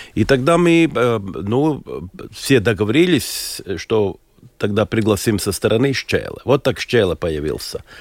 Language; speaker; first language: Russian; non-native, local second language; Latvian